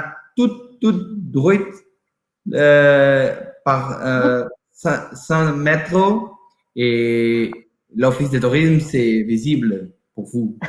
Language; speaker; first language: French; non-native, learner; Portuguese